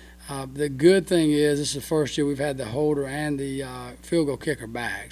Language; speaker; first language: English; native; English